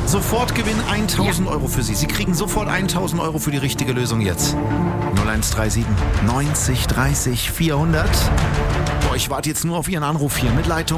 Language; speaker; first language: German; native; German